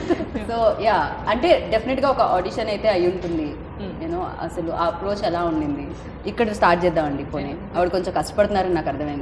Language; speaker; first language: Telugu; native; Telugu